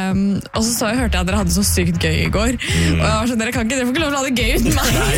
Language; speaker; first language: Norwegian; native; Norwegian